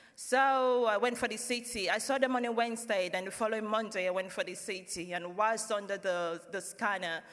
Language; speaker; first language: English; non-native, local second language; Yoruba